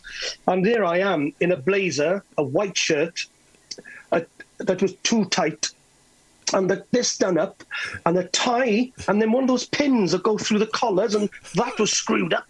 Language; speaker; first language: English; native; English